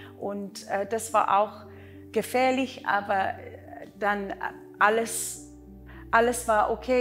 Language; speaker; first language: German; non-native, learner; Afrikaans